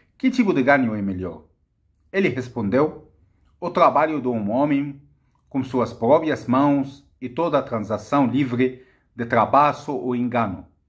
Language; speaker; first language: Portuguese; non-native, fluent; Arabic